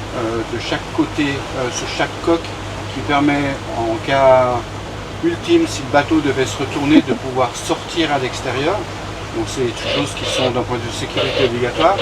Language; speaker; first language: French; native; French